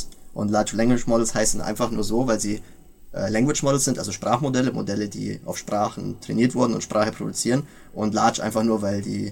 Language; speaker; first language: German; native; German